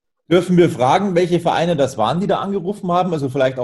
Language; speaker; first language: German; native; German